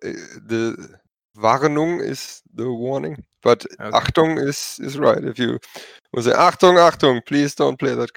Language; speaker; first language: English; non-native, fluent; German